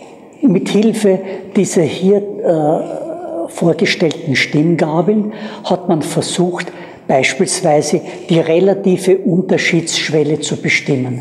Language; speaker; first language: German; native; German